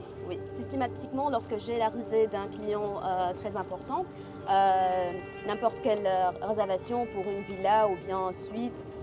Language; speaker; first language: French; non-native, learner; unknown